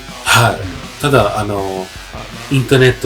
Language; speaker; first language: Japanese; non-native, fluent; English